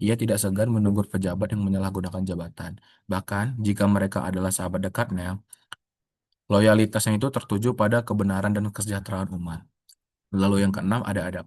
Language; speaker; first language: Indonesian; native; Indonesian